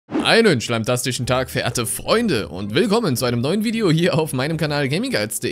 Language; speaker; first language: German; native; German